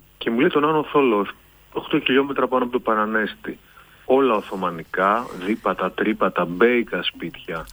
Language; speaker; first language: Greek; native; Greek